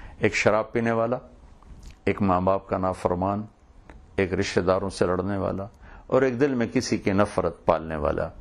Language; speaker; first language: Urdu; non-native, local second language; Punjabi